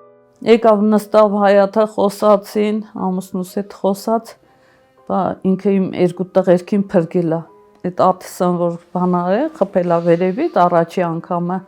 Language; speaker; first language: Armenian; native; Armenian